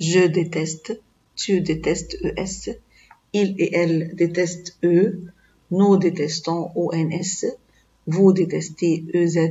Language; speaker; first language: French; non-native, fluent; Arabic